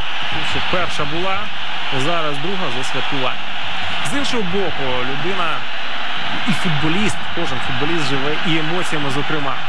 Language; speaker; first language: Ukrainian; native; Ukrainian